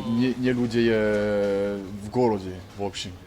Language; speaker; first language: Russian; non-native, learner; French